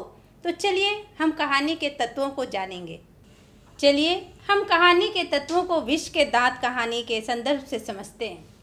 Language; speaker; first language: Hindi; native; Hindi